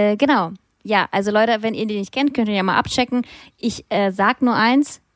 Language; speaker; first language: German; early bilingual, other home language; Russian